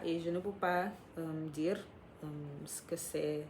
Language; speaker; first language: French; non-native, fluent; English